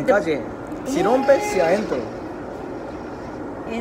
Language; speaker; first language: Spanish; non-native, learner; Japanese